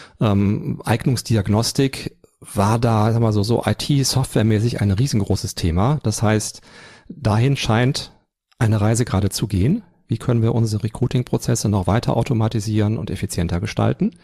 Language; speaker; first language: German; native; German